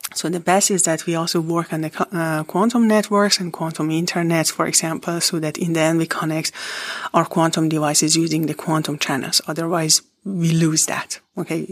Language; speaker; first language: English; non-native, fluent; Persian